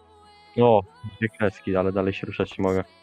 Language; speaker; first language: Polish; native; Polish